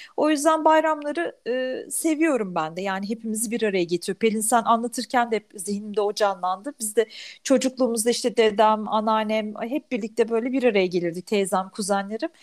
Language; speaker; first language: Turkish; native; Turkish